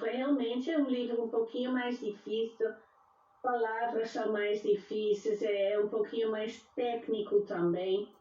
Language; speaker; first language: Portuguese; non-native, fluent; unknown